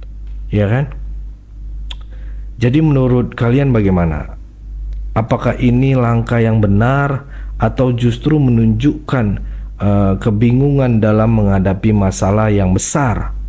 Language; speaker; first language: Indonesian; native; Indonesian